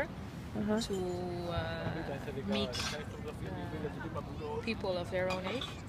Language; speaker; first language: English; non-native, fluent; Dutch